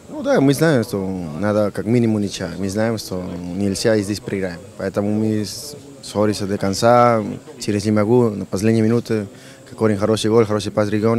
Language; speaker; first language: Russian; non-native, fluent; Spanish